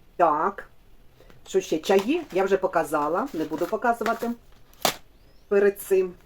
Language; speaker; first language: Ukrainian; non-native, local second language; Russian